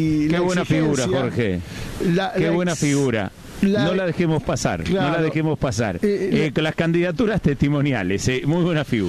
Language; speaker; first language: Spanish; native; Spanish